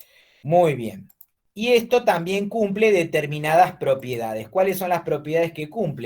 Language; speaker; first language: Spanish; native; Spanish